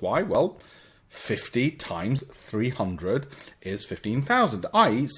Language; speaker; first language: English; native; English